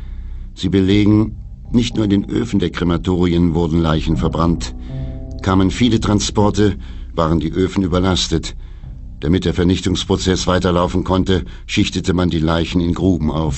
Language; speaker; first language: German; native; German